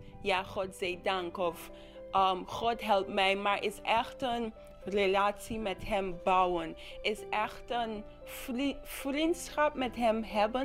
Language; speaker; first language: Dutch; non-native, local second language; English